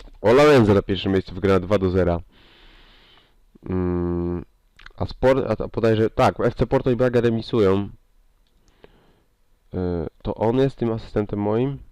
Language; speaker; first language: Polish; native; Polish